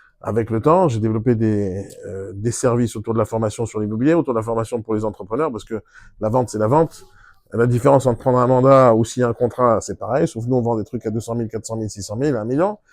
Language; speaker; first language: French; non-native, fluent; Hebrew